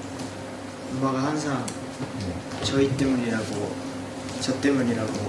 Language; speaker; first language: Korean; non-native, fluent; Japanese